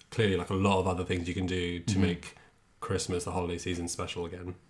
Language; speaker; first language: English; native; English